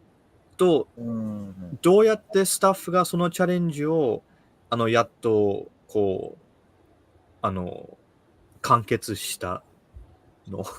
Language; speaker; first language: Japanese; early bilingual, heritage; Japanese